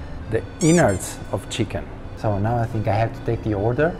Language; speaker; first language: English; non-native, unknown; Italian